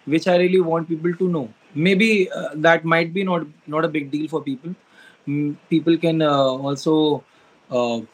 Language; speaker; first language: English; non-native, local second language; Hindi